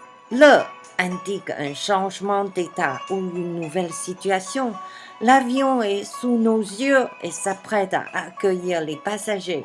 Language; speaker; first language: French; non-native, fluent; Chinese